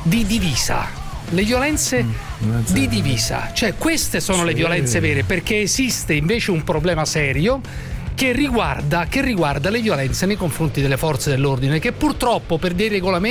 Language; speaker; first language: Italian; native; Italian